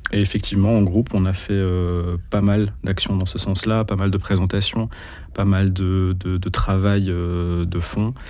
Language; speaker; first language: French; native; French